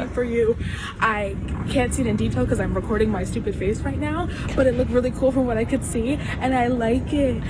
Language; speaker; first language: English; native; English